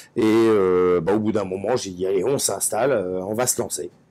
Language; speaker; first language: French; native; French